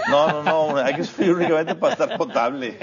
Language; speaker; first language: Spanish; native; Spanish